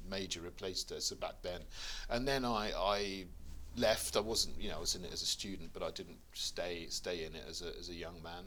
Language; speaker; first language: English; native; English